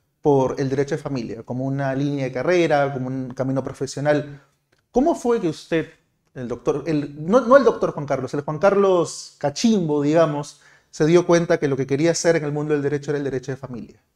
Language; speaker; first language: Spanish; native; Spanish